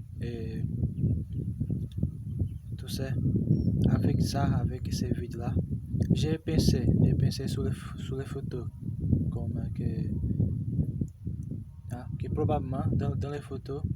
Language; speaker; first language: French; non-native, learner; Portuguese